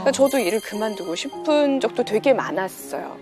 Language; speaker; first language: Korean; native; Korean